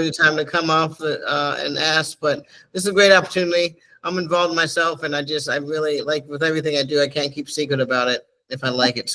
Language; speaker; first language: English; native; English